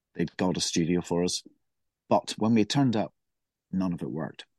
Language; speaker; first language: English; native; English